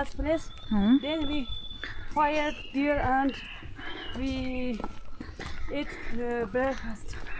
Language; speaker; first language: English; non-native, learner; Tibetan